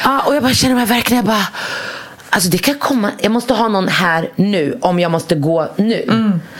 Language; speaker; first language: Swedish; early bilingual, other home language; Arabic